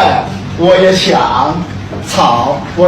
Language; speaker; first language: Chinese; non-native, learner; Indonesian